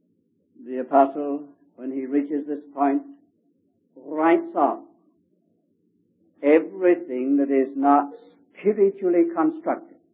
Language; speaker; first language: English; native; English